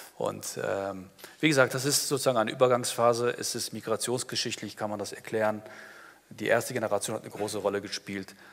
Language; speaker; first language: German; early bilingual, other home language; Turkish